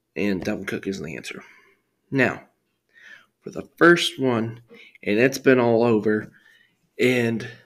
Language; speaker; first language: English; native; English